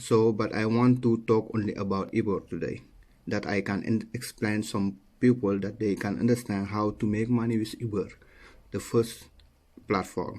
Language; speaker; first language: English; non-native, learner; Wolof